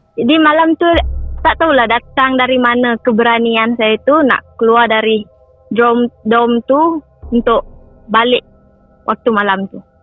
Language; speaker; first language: Malay; non-native, local second language; Iban